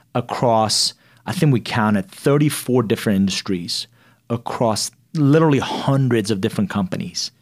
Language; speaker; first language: English; non-native, fluent; Persian